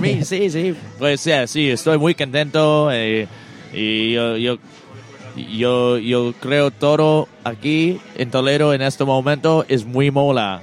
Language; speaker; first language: Spanish; non-native, learner; English